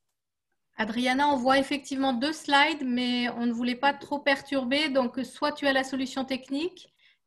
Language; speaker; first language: French; native; French